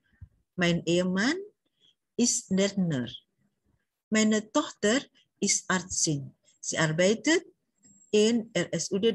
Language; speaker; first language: German; non-native, learner; Indonesian